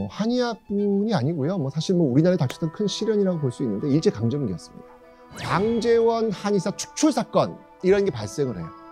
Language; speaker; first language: Korean; native; Korean